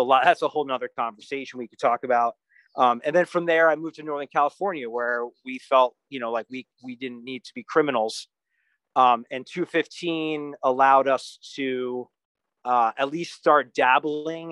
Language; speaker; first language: English; native; English